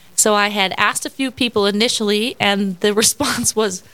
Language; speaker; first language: English; native; English